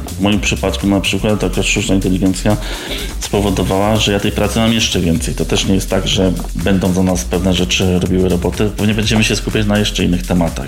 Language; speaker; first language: Polish; native; Polish